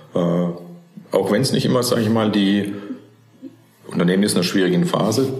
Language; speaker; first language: German; native; German